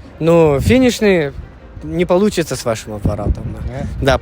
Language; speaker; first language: Russian; native; Russian